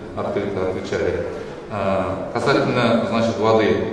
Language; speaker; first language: Russian; non-native, local second language; Kazakh